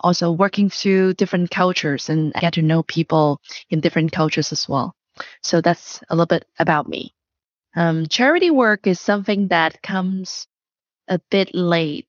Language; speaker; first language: English; non-native, fluent; Chinese